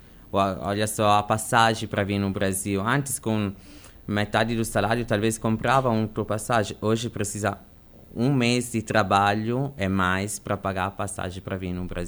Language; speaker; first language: Portuguese; non-native, fluent; Italian